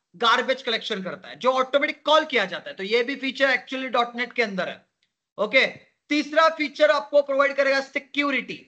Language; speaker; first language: Hindi; non-native, local second language; Marathi